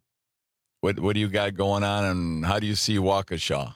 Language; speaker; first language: English; native; English